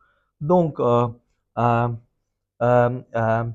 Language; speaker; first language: French; non-native, fluent; Bangla